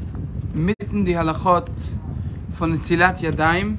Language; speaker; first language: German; non-native, fluent; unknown